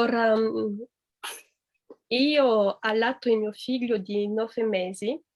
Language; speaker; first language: Italian; non-native, fluent; French